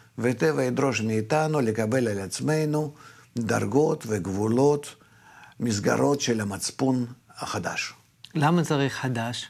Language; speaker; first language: Hebrew; non-native, fluent; Russian